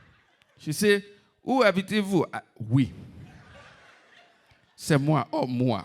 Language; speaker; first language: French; non-native, learner; Igbo